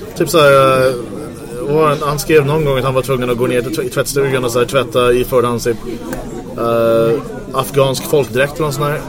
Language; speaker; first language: Swedish; non-native, fluent; English